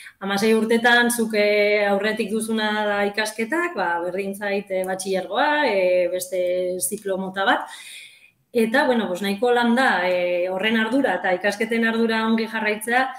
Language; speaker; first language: Basque; native; Basque